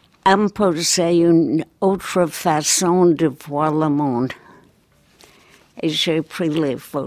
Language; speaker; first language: French; non-native, fluent; English